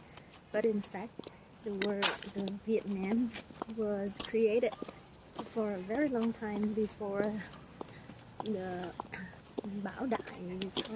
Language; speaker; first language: English; non-native, fluent; Vietnamese